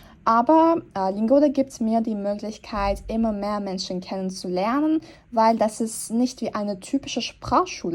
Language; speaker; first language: German; non-native, fluent; Turkish